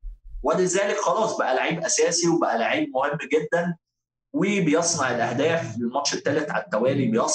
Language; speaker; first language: Arabic; native; Arabic